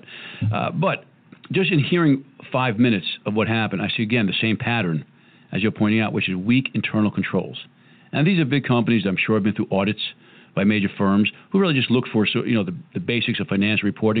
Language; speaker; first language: English; native; English